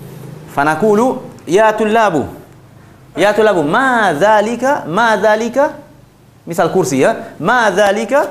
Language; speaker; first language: Arabic; non-native, fluent; Malay